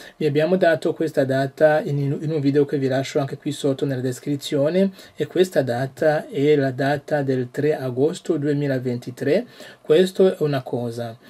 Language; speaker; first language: Italian; non-native, fluent; French